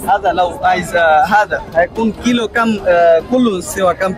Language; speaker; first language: Arabic; non-native, learner; Bangla